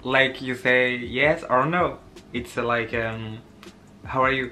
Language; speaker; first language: English; non-native, learner; French